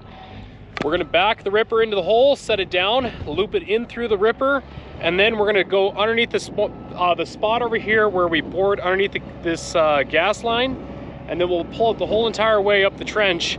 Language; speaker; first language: English; native; English